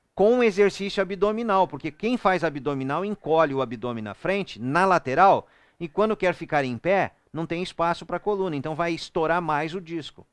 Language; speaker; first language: Portuguese; native; Portuguese